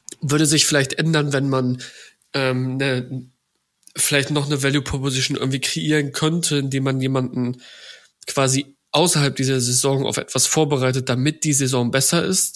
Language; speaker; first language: German; native; German